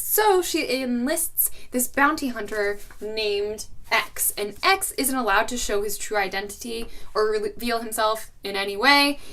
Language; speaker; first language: English; native; English